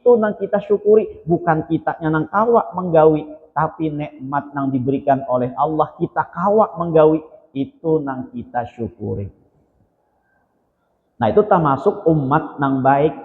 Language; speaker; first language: Indonesian; non-native, local second language; Banjar